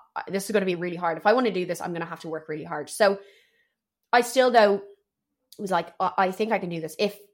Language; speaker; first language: English; native; English